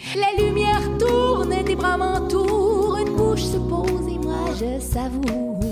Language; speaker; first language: French; native; French